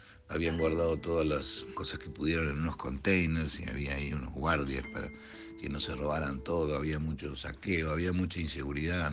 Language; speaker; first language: Spanish; native; Spanish